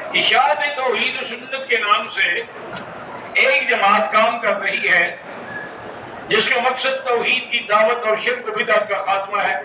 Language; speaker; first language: Urdu; early bilingual, heritage; Urdu